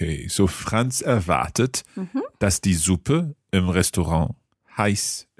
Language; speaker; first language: German; non-native, learner; English